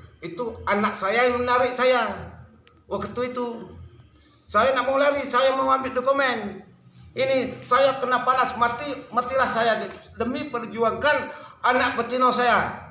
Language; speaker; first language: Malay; non-native, local second language; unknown